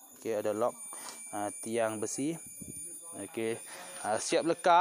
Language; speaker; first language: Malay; non-native, local second language; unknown